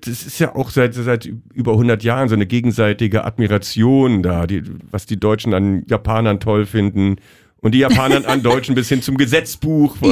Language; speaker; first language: German; native; German